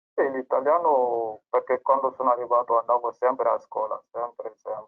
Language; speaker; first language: Italian; non-native, learner; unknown